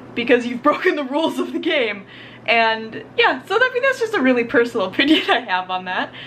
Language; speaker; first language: English; native; English